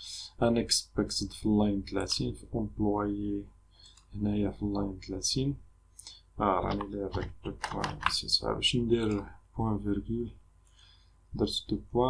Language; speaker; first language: Arabic; native; Arabic